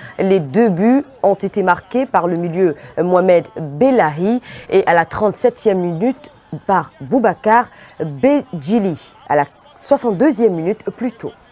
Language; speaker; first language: French; non-native, local second language; Arabic